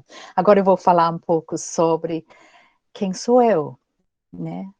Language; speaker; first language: Portuguese; non-native, fluent; English